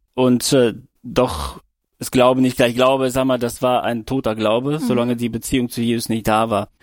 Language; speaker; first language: German; early bilingual, other home language; Russian